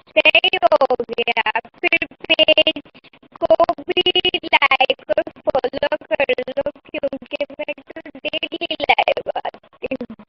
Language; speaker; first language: Urdu; native; Urdu